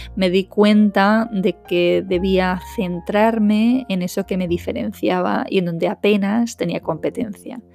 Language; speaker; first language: Spanish; native; Spanish